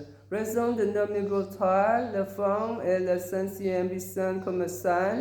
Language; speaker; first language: French; non-native, learner; Vietnamese